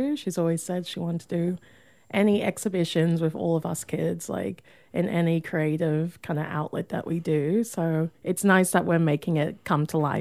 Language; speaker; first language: English; native; English